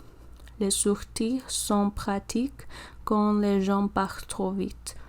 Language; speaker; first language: French; non-native, learner; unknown